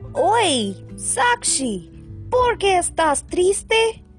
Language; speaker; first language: Spanish; non-native, learner; Hindi